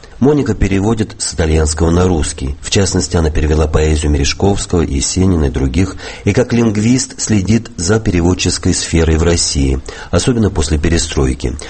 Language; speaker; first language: Russian; native; Russian